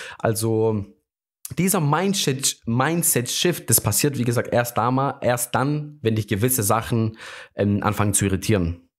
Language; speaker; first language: German; non-native, fluent; Greek